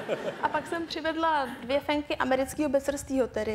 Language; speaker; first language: Czech; native; Czech